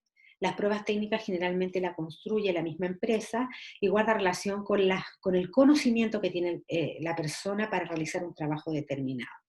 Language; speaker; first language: Spanish; native; Spanish